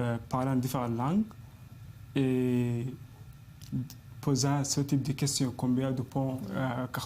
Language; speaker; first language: French; non-native, fluent; Arabic